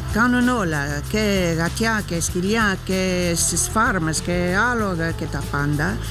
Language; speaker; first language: Greek; non-native, fluent; English